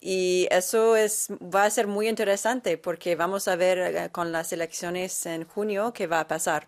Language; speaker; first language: Spanish; non-native, fluent; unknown